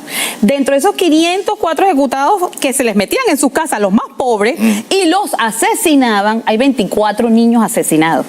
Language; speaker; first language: Spanish; native; Spanish